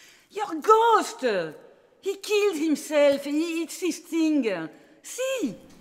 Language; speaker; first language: English; non-native, fluent; French